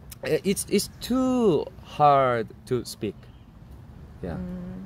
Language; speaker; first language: English; non-native, learner; Spanish